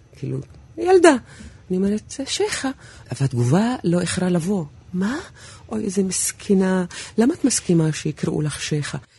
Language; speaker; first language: Hebrew; non-native, local second language; Arabic